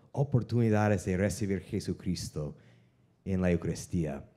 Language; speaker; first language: Spanish; non-native, learner; English